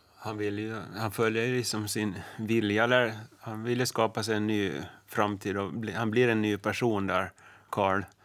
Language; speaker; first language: Swedish; native; Swedish